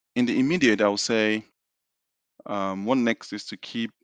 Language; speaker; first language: English; non-native, local second language; Yoruba